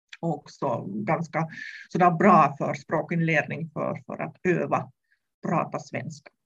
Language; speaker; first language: Swedish; non-native, fluent; Russian